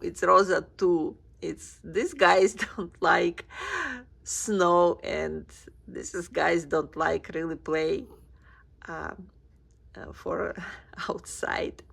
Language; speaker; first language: English; non-native, learner; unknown